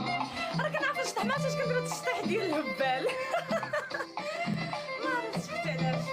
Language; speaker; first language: Arabic; native; Arabic